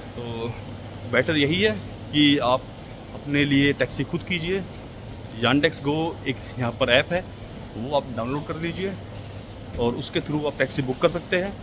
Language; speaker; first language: Hindi; native; Hindi